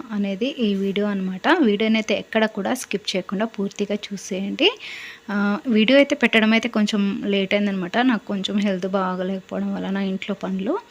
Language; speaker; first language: Telugu; non-native, local second language; Lambadi